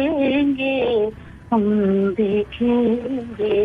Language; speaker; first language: Hindi; non-native, local second language; Tamil